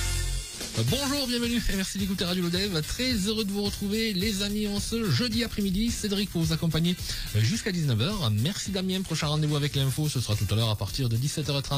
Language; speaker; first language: French; native; French